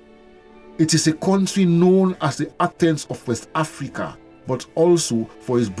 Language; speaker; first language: English; non-native, local second language; Krio